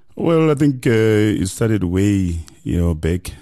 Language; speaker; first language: English; non-native, local second language; Shona